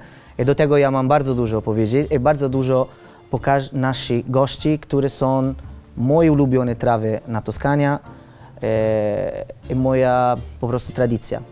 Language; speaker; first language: Polish; non-native, learner; Italian